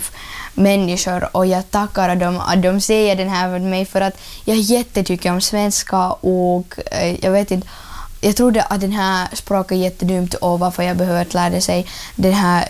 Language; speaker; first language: Swedish; non-native, learner; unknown